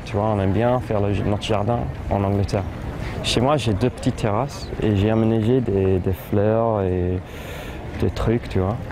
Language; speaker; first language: French; non-native, fluent; English